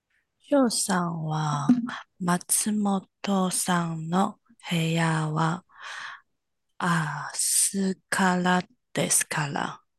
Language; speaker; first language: Japanese; non-native, learner; Chinese